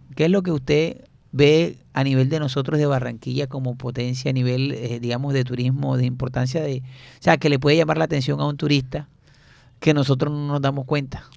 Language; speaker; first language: Spanish; native; Spanish